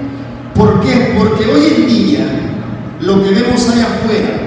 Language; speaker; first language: Spanish; native; Spanish